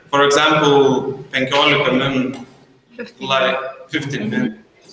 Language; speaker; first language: English; non-native, learner; Lithuanian